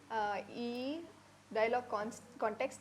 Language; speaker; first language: Telugu; non-native, learner; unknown